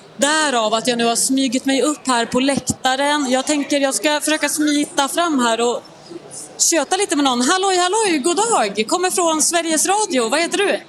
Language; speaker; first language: Swedish; native; Swedish